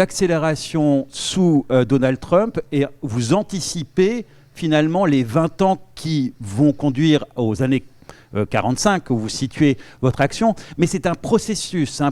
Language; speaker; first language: French; native; French